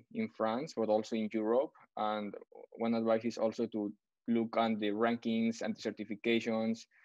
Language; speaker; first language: English; non-native, fluent; Spanish